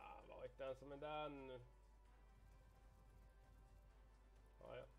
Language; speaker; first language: Swedish; native; Swedish